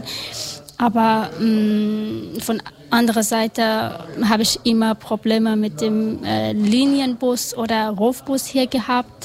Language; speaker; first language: German; non-native, learner; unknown